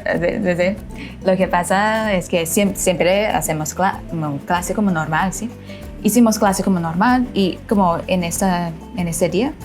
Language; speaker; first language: Spanish; non-native, fluent; Thai